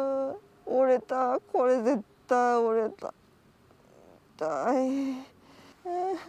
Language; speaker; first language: Japanese; native; Japanese